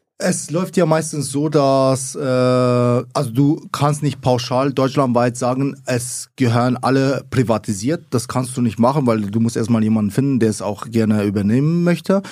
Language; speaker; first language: German; early bilingual, other home language; Arabic